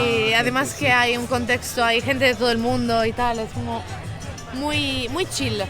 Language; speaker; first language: Spanish; non-native, local second language; Catalan